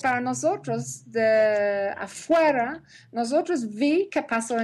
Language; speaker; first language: Spanish; non-native, learner; English